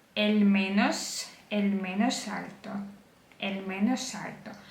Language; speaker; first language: Spanish; non-native, fluent; Ukrainian